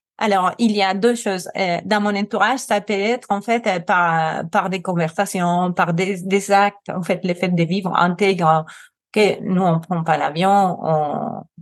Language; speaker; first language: French; non-native, fluent; Spanish